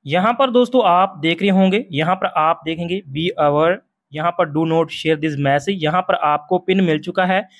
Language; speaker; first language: Hindi; non-native, local second language; Punjabi